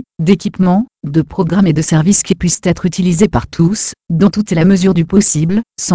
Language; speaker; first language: French; native; French